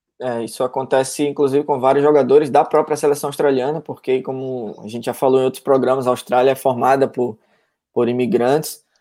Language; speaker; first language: Portuguese; native; Portuguese